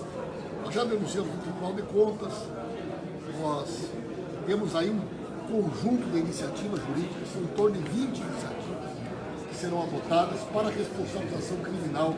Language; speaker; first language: Portuguese; native; Portuguese